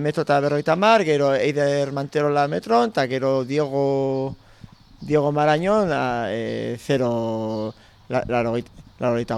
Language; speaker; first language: Basque; native; Basque